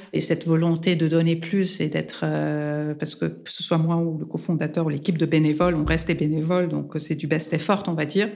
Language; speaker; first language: French; non-native, local second language; Armenian